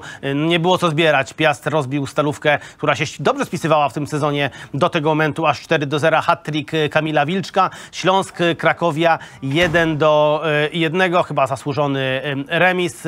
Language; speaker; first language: Polish; native; Polish